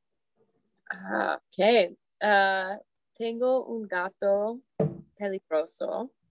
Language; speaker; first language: Spanish; non-native, learner; English